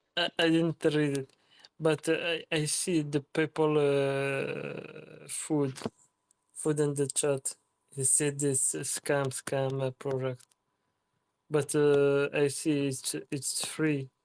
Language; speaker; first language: English; non-native, learner; French